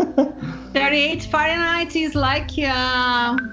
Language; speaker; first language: English; non-native, learner; Portuguese